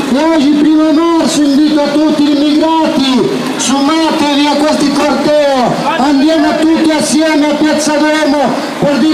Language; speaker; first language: Italian; non-native, fluent; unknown